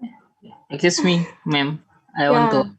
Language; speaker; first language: English; non-native, learner; Indonesian